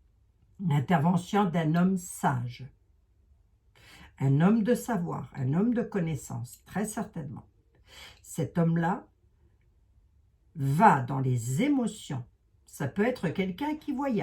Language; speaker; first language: French; native; French